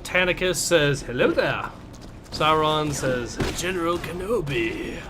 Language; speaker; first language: English; native; English